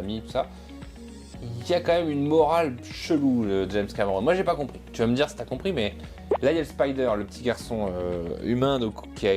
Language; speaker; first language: French; native; French